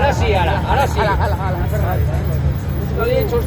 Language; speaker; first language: Spanish; native; Spanish